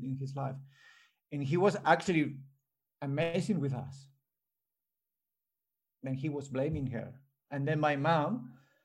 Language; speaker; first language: English; non-native, fluent; Spanish